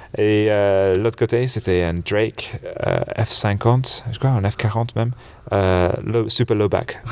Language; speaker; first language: French; non-native, fluent; English